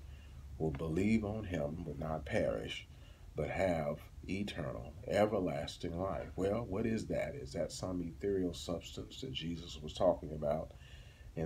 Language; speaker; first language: English; native; English